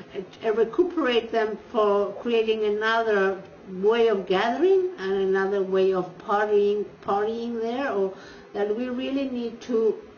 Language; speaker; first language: English; non-native, fluent; Spanish